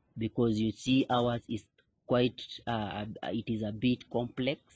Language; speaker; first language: English; non-native, local second language; Kikuyu